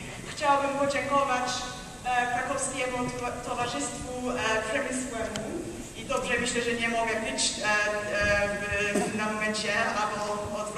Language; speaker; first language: Polish; non-native, learner; English